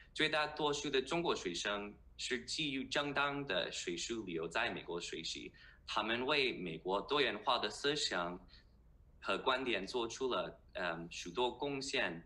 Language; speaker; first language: Chinese; non-native, fluent; English